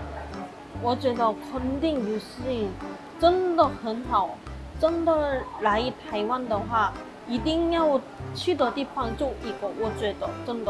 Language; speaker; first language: Chinese; non-native, fluent; Korean